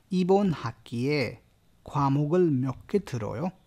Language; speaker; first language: Korean; non-native, fluent; Hindi